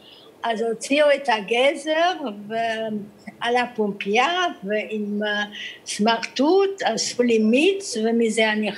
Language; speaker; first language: Hebrew; early bilingual, other home language; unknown